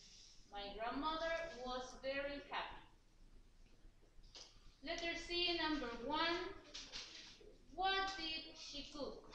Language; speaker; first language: English; non-native, fluent; Spanish